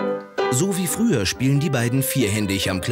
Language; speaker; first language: German; native; German